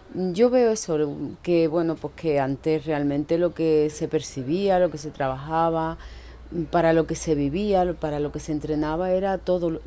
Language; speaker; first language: Spanish; native; Spanish